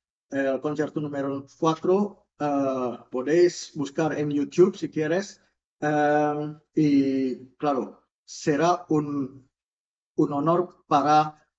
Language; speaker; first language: Spanish; non-native, fluent; Indonesian